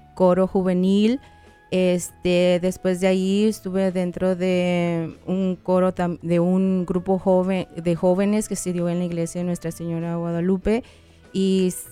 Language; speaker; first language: Spanish; native; Spanish